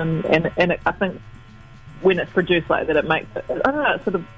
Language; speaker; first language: English; native; English